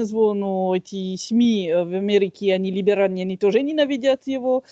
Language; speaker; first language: Russian; non-native, fluent; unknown